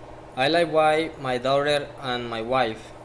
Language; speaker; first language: English; non-native, learner; Spanish